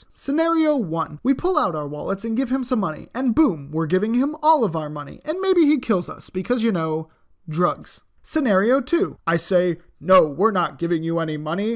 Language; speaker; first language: English; native; English